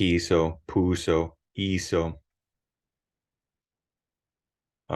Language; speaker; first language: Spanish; non-native, fluent; English